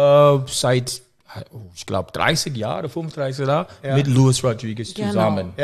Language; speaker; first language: German; non-native, learner; English